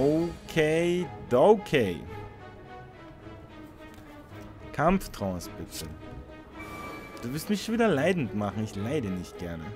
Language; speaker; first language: German; native; German